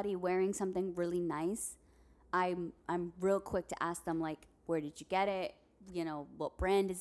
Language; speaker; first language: English; early bilingual, other home language; Spanish